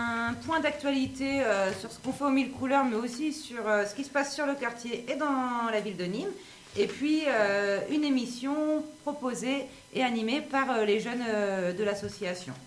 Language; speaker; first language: French; native; French